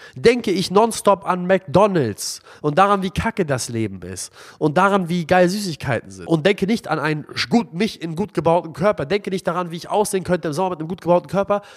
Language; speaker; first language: German; non-native, fluent; Arabic